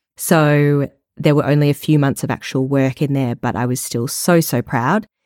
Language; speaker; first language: English; native; English